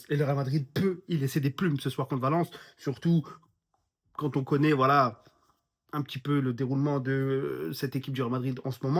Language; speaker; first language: French; native; French